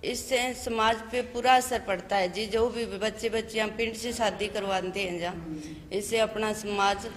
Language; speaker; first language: Hindi; non-native, local second language; Punjabi